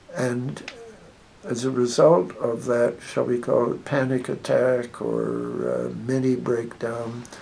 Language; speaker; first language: English; native; English